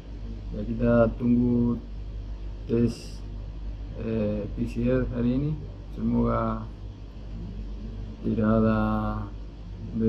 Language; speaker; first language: Indonesian; non-native, fluent; Spanish